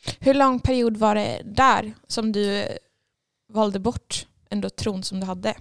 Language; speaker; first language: Swedish; native; Swedish